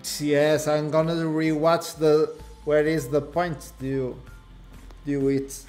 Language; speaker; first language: English; non-native, learner; Portuguese